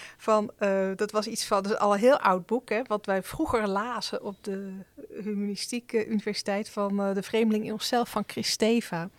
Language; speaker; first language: Dutch; native; Dutch